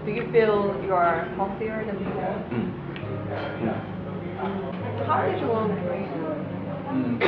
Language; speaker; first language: English; non-native, fluent; Korean